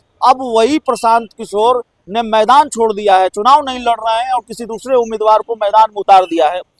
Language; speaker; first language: Hindi; native; Hindi